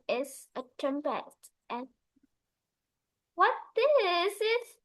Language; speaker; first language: English; non-native, learner; Vietnamese